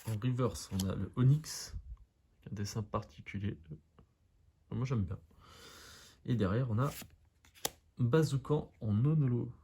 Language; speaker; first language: French; native; French